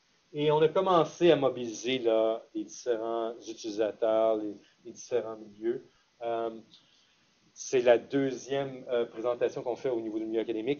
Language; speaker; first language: French; native; French